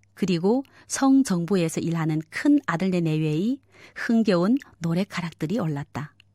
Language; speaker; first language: Korean; native; Korean